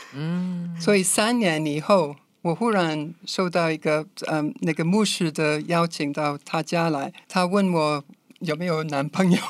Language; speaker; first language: Chinese; non-native, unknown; English